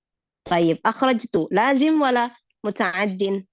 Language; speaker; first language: Arabic; non-native, fluent; Indonesian